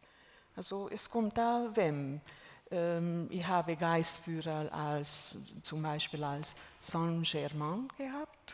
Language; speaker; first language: German; non-native, fluent; Hungarian